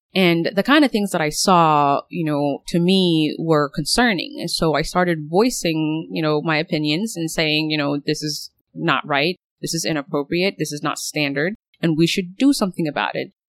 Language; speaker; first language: English; early bilingual, other home language; Somali